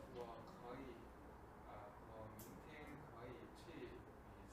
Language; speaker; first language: Chinese; non-native, learner; Korean